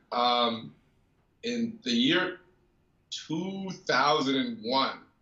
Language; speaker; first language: English; native; English